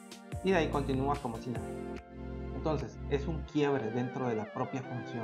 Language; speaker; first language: Spanish; native; Spanish